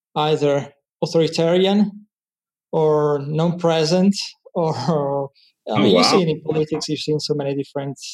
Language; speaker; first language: English; non-native, fluent; Italian